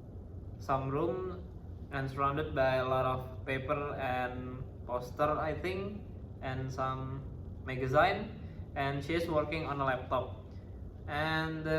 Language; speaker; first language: English; non-native, learner; Indonesian